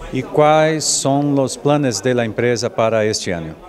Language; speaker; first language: Spanish; non-native, learner; Portuguese